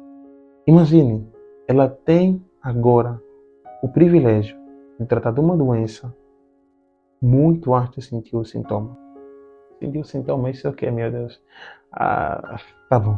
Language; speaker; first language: Portuguese; native; Portuguese